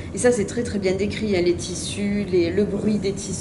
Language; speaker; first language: French; native; French